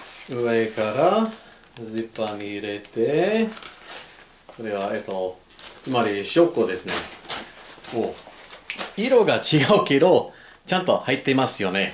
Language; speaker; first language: Japanese; non-native, learner; English